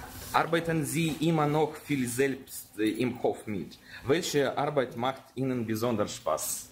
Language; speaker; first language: German; non-native, fluent; Russian